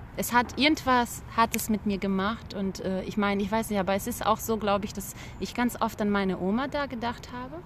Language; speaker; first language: German; early bilingual, other home language; Bosnian